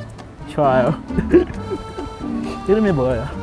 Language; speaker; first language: Korean; non-native, learner; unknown